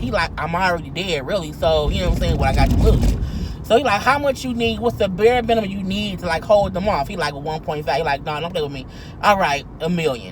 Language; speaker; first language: English; native; English